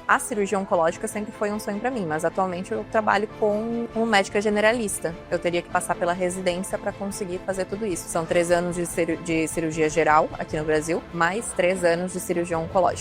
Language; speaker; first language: Portuguese; native; Portuguese